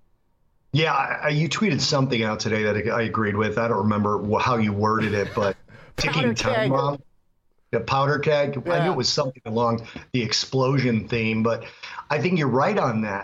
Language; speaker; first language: English; native; English